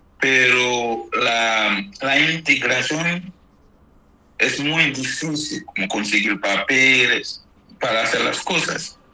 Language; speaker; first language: Spanish; non-native, fluent; Haitian Creole